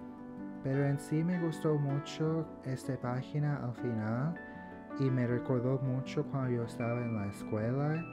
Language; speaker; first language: Spanish; early bilingual, heritage; English